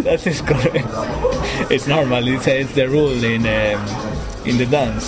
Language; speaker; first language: English; non-native, learner; Spanish